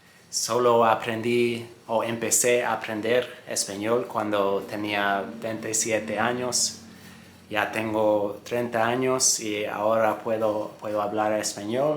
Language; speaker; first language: Spanish; non-native, fluent; English